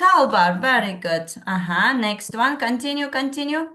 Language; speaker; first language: English; non-native, fluent; Kazakh